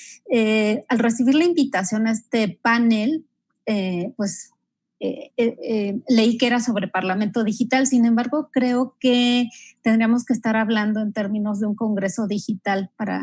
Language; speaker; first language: Spanish; native; Spanish